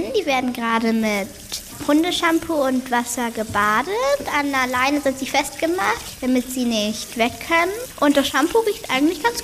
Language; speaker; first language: German; native; German